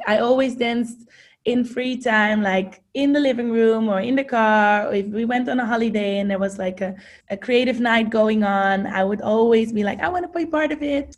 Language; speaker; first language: English; non-native, fluent; Dutch